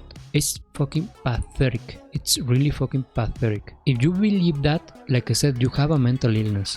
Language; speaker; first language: English; non-native, fluent; Spanish